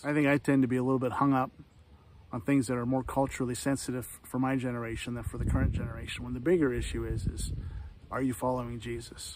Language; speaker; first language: English; native; English